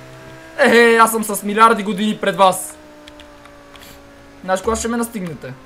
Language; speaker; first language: Bulgarian; native; Bulgarian